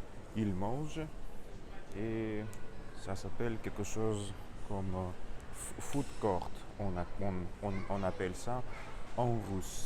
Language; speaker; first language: French; non-native, learner; Russian